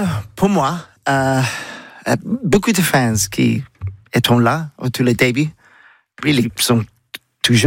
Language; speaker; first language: French; non-native, learner; English